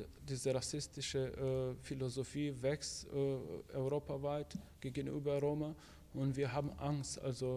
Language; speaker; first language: German; non-native, fluent; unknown